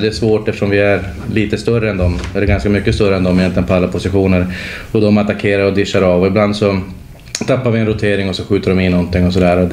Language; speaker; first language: Swedish; native; Swedish